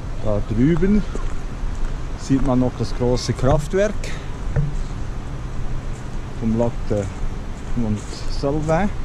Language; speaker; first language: German; native; German